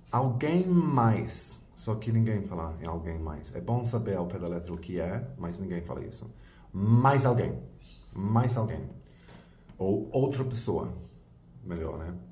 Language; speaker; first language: Portuguese; non-native, fluent; English